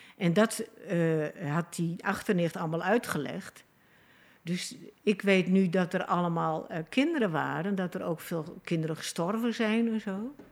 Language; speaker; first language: Dutch; native; Dutch